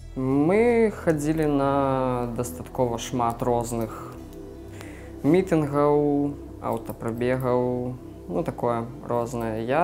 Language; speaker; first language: Belarusian; native; Belarusian